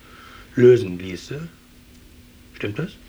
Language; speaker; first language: German; native; German